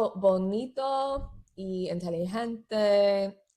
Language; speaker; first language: Spanish; non-native, learner; English